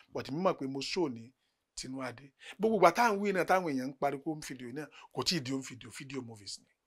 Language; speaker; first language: Yoruba; native; Yoruba